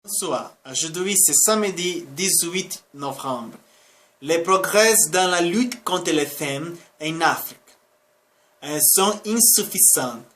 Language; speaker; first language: French; non-native, learner; Spanish